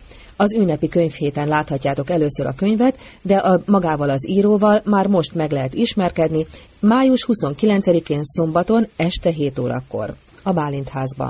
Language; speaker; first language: Hungarian; native; Hungarian